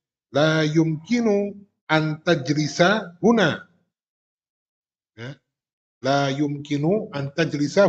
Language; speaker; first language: Arabic; non-native, fluent; Indonesian